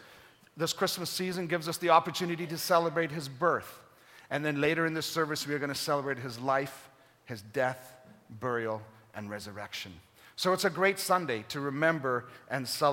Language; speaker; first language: English; native; English